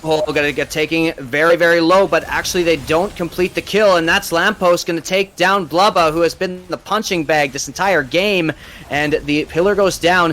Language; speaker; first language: English; native; English